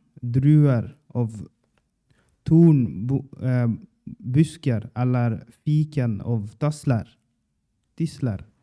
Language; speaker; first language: Swedish; non-native, learner; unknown